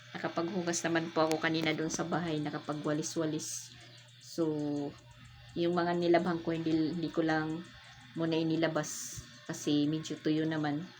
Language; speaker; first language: Filipino; non-native, local second language; Waray